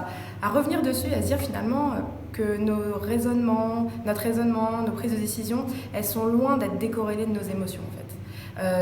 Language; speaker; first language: French; native; French